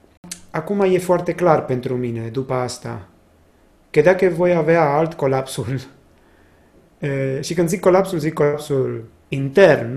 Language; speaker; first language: Romanian; non-native, fluent; Spanish